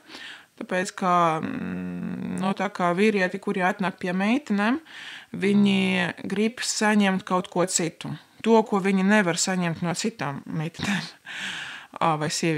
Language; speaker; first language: Latvian; non-native, local second language; Russian